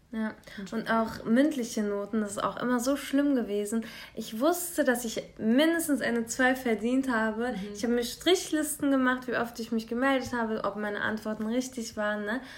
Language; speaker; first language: German; early bilingual, other home language; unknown